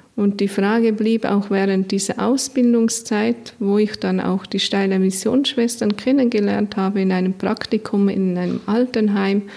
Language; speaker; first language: German; native; German